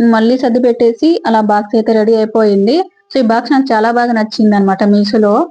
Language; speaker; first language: Telugu; native; Telugu